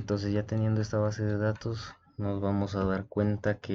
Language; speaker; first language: Spanish; native; Spanish